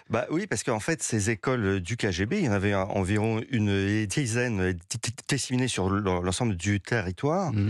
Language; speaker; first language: French; early bilingual, other home language; Russian